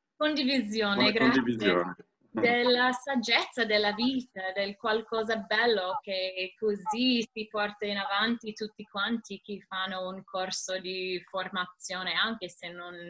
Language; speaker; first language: Italian; non-native, learner; English